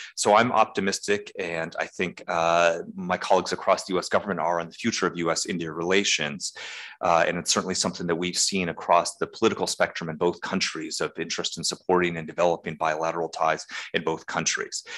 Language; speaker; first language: English; native; English